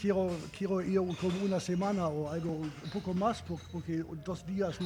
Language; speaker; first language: Spanish; non-native, learner; German